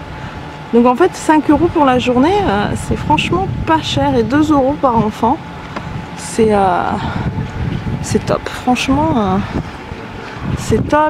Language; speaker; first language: French; native; French